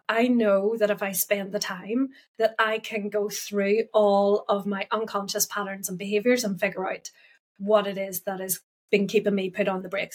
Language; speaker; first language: English; native; English